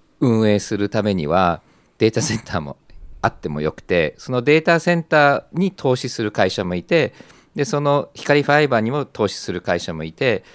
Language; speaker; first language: Japanese; native; Japanese